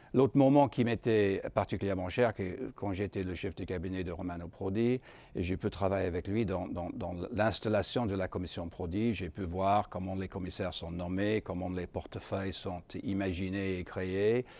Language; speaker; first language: French; non-native, fluent; English